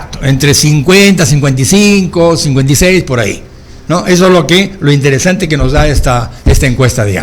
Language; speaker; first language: Spanish; native; Spanish